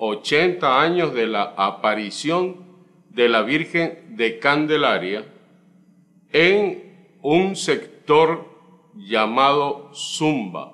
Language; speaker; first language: Spanish; native; Spanish